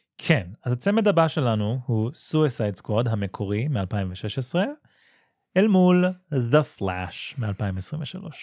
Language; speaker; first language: Hebrew; native; Hebrew